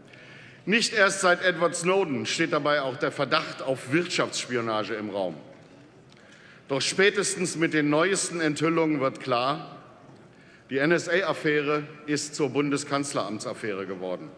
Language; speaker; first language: German; native; German